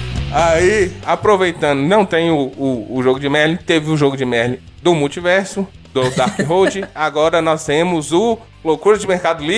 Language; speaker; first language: Portuguese; native; Portuguese